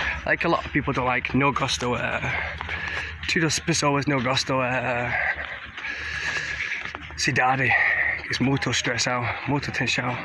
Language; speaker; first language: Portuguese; non-native, learner; English